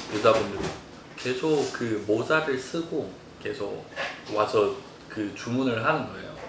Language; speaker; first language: Korean; early bilingual, heritage; Korean